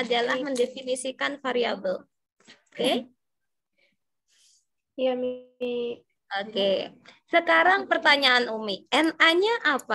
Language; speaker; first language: Indonesian; native; Indonesian